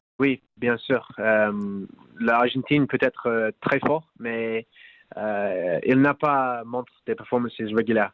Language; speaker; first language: French; non-native, learner; English